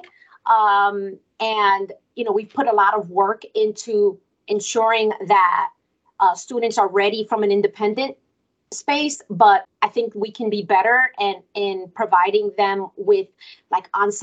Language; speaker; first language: English; early bilingual, other home language; Spanish